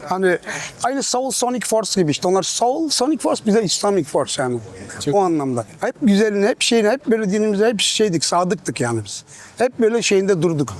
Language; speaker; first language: Turkish; early bilingual, heritage; Turkish